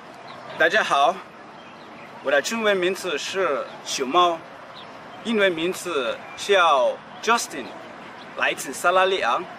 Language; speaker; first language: Chinese; non-native, learner; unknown